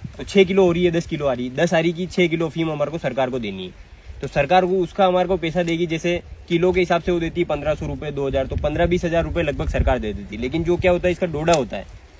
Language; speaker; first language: Hindi; native; Hindi